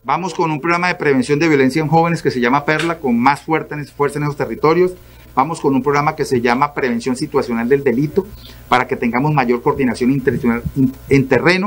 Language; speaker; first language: Spanish; native; Spanish